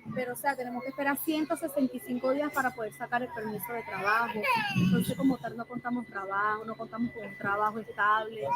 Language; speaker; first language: Spanish; native; Spanish